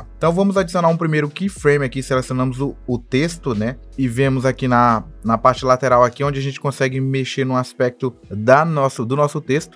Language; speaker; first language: Portuguese; native; Portuguese